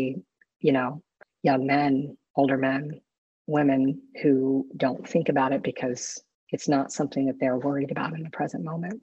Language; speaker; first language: English; native; English